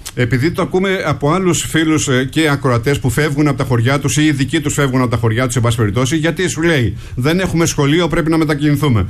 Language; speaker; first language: Greek; native; Greek